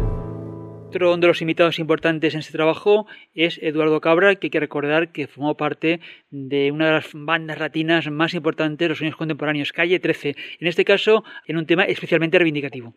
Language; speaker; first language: Spanish; native; Spanish